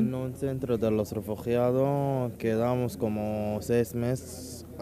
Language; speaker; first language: Spanish; non-native, learner; Arabic